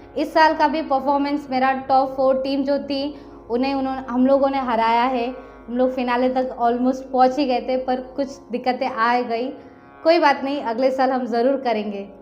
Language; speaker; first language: Hindi; non-native, local second language; Nepali